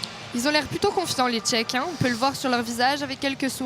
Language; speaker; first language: French; native; French